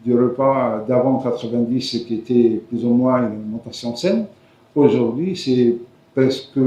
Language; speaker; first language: French; non-native, local second language; Arabic